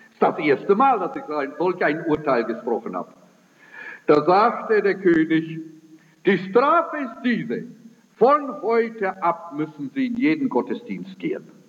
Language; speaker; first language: German; early bilingual, heritage; German